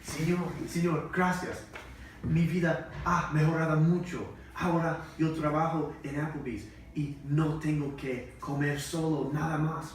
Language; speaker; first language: Spanish; non-native, learner; English